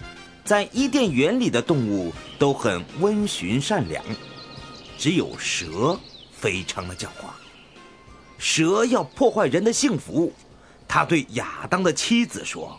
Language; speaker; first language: Chinese; native; Chinese